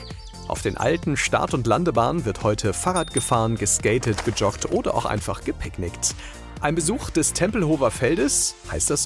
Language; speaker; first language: German; native; German